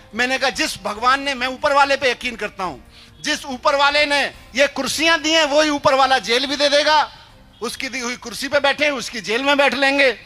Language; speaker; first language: Hindi; native; Hindi